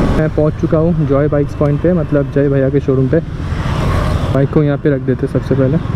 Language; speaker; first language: Hindi; non-native, local second language; Bangla